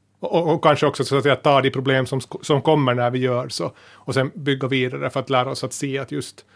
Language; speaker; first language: Swedish; native; Swedish